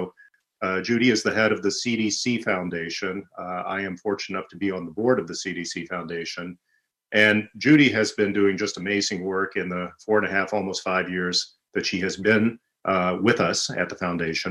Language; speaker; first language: English; native; English